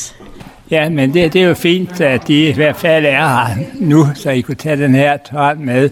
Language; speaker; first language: Danish; native; Danish